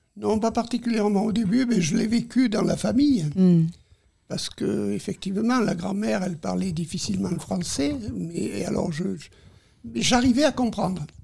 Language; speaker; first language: French; native; French